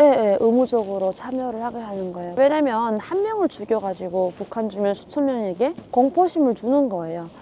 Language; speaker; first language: Korean; native; Korean